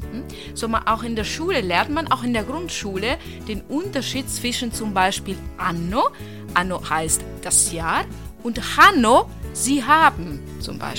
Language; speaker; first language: German; non-native, local second language; Italian